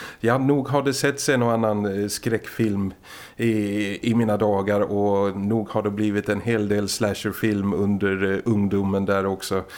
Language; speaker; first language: Swedish; native; Swedish